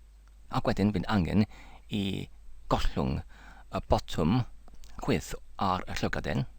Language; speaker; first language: Welsh; non-native, learner; English